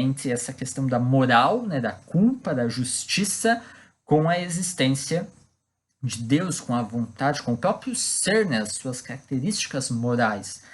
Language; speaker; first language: Portuguese; native; Portuguese